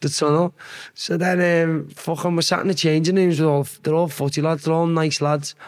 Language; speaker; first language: English; native; English